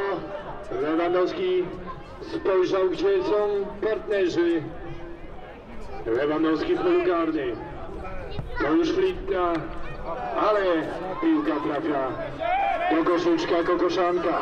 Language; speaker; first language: Polish; native; Polish